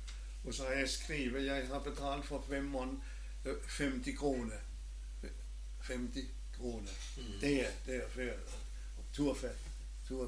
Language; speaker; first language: Danish; non-native, learner; German